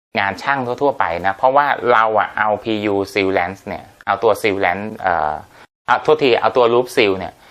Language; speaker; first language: Thai; native; Thai